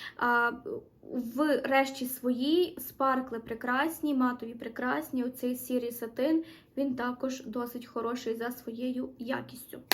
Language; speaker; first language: Ukrainian; non-native, local second language; Russian